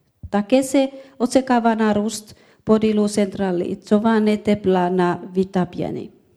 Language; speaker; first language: Czech; non-native, learner; Finnish